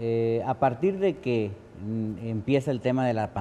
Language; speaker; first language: Spanish; native; Spanish